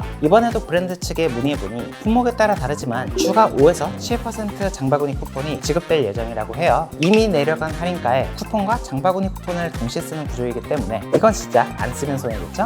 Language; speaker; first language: Korean; native; Korean